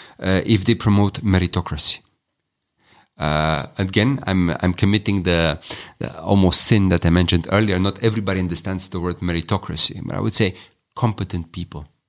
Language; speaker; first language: English; non-native, fluent; Romanian